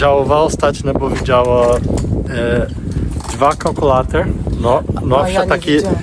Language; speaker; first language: Polish; non-native, learner; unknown